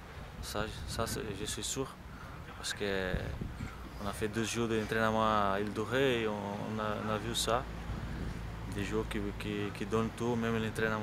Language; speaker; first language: French; non-native, fluent; Portuguese